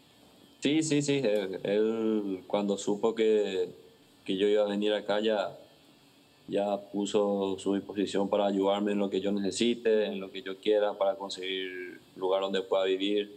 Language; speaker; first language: Spanish; native; Spanish